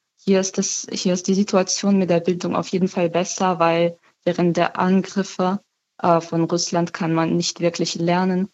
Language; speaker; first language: German; non-native, fluent; Ukrainian